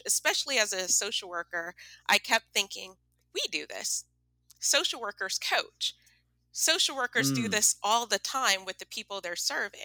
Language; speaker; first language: English; native; English